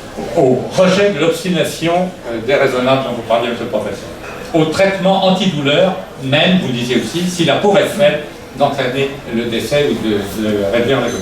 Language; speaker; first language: French; native; French